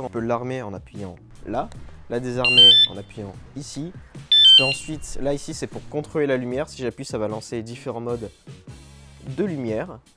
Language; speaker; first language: French; native; French